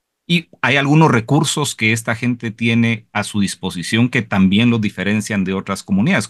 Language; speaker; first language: Spanish; native; Spanish